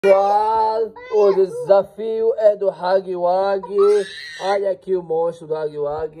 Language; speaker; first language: Portuguese; native; Portuguese